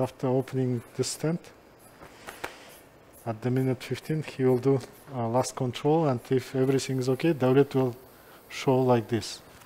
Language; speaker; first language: English; non-native, fluent; Kazakh